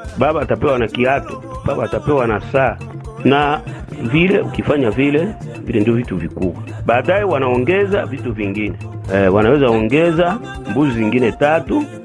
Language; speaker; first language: Swahili; non-native, local second language; Bembe